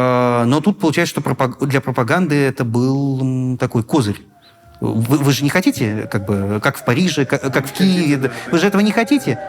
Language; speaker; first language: Russian; native; Russian